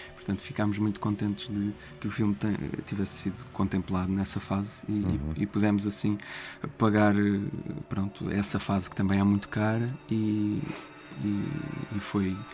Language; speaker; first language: Portuguese; native; Portuguese